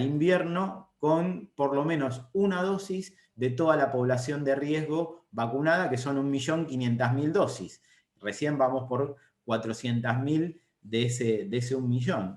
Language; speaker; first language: Spanish; native; Spanish